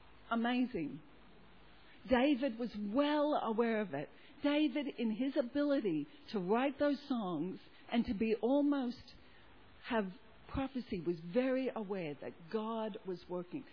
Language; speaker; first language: English; native; English